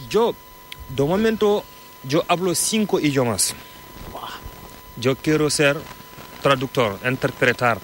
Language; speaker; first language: Spanish; non-native, learner; Fula